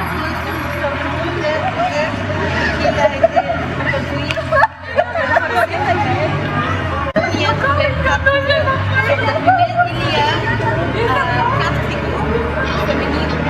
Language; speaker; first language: French; non-native, learner; Spanish